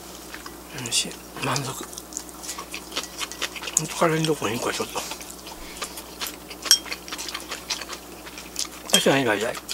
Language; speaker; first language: Japanese; native; Japanese